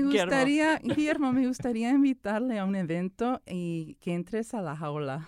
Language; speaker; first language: Spanish; early bilingual, heritage; Spanish